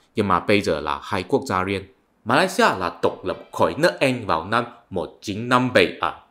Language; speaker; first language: Vietnamese; non-native, fluent; Malay